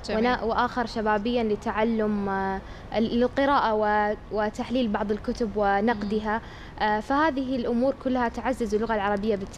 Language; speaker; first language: Arabic; native; Arabic